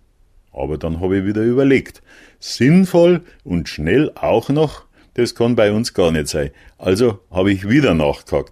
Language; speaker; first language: German; native; German